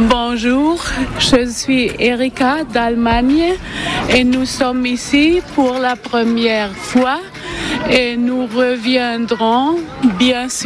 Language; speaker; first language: French; non-native, learner; German